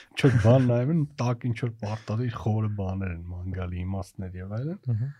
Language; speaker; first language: Armenian; native; Armenian